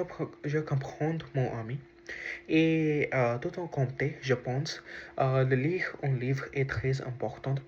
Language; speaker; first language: French; non-native, learner; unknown